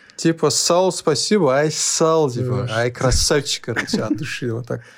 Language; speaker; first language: Russian; non-native, local second language; Lezghian